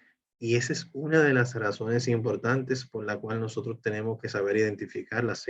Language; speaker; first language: Spanish; native; Spanish